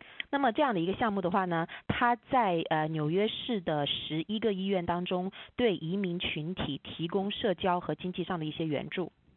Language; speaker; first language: Chinese; native; Chinese